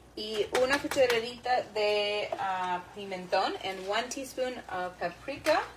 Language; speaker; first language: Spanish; non-native, learner; English